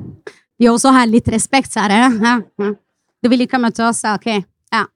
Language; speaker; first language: Norwegian; non-native, fluent; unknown